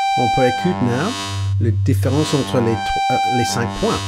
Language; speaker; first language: French; non-native, learner; English